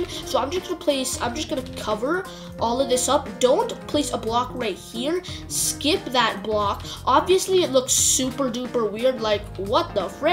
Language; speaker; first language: English; native; English